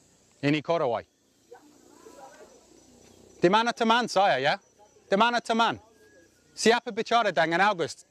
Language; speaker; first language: Indonesian; non-native, learner; English